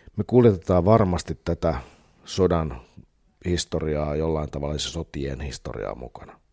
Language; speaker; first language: Finnish; native; Finnish